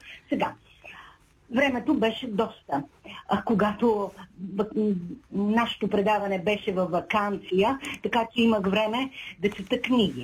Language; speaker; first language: Bulgarian; native; Bulgarian